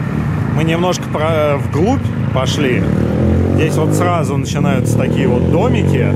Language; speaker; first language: Russian; native; Russian